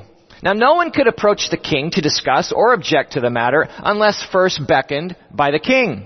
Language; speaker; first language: English; native; English